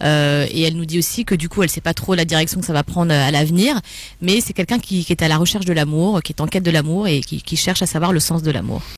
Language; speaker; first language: French; native; French